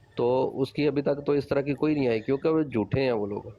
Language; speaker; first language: Urdu; non-native, local second language; Punjabi